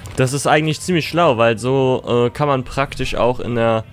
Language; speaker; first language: German; native; German